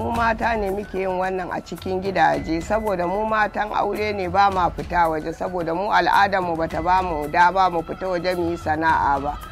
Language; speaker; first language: Hausa; native; Hausa